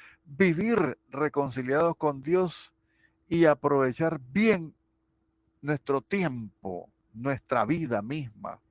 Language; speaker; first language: Spanish; native; Spanish